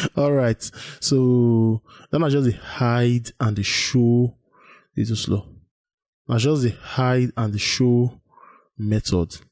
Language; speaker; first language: Nigerian Pidgin; native; Nigerian Pidgin